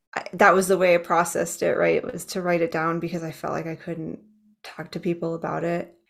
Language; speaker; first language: English; native; English